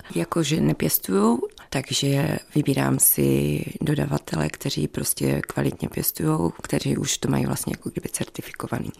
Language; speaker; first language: Czech; native; Czech